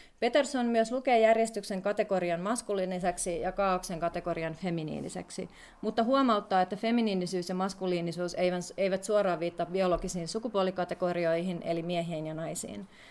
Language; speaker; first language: Finnish; native; Finnish